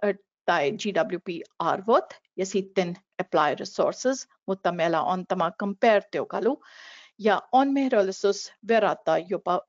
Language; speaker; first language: Finnish; non-native, fluent; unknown